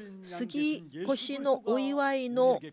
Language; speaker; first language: Japanese; non-native, fluent; Korean